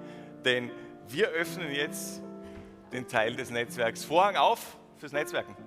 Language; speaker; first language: German; native; German